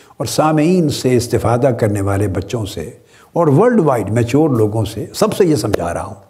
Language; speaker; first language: Urdu; native; Urdu